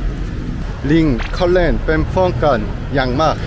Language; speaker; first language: Thai; non-native, learner; Korean